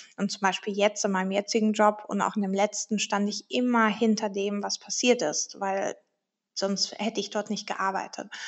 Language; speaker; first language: German; early bilingual, heritage; German